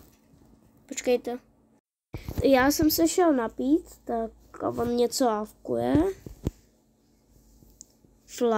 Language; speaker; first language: Czech; early bilingual, other home language; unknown